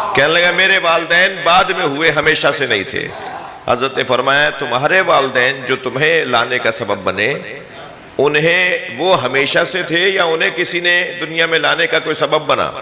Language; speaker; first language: Urdu; native; Urdu